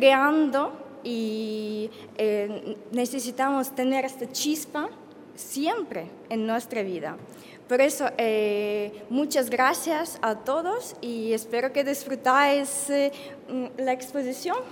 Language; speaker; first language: Spanish; non-native, learner; Ukrainian